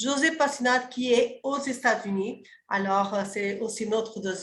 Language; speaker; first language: French; early bilingual, other home language; Portuguese